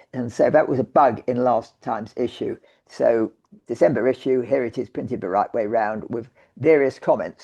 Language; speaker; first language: English; native; English